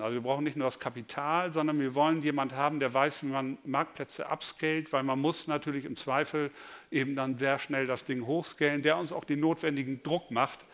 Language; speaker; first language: German; native; German